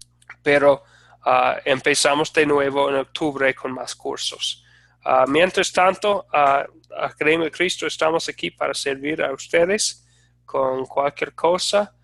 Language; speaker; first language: Spanish; non-native, fluent; English